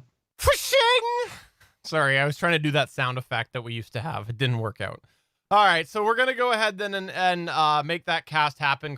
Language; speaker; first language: English; native; English